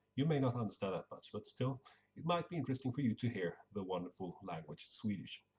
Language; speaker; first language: English; non-native, fluent; Swedish